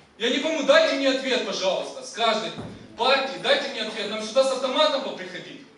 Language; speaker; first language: Russian; non-native, local second language; Ukrainian